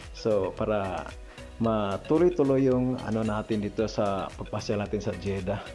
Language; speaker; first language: Filipino; non-native, local second language; Cebuano